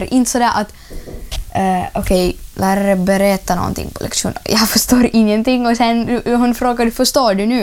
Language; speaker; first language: Swedish; early bilingual, other home language; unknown